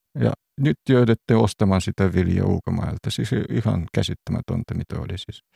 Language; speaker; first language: Finnish; non-native, fluent; Russian